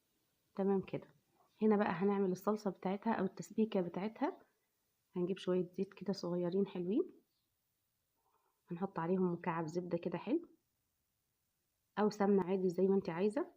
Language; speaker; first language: Arabic; native; Arabic